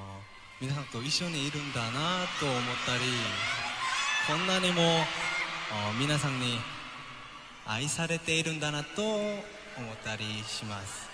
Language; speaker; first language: Japanese; non-native, learner; Korean